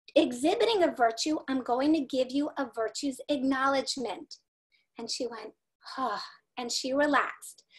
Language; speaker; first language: English; native; English